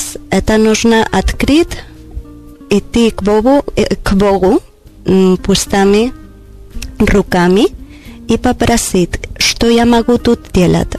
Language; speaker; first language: Russian; non-native, learner; Spanish